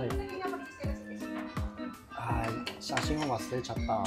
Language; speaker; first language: Japanese; non-native, learner; Chinese